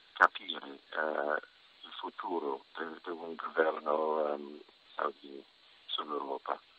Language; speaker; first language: Italian; non-native, learner; English